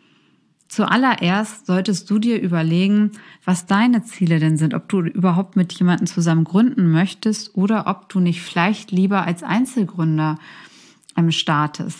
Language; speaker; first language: German; native; German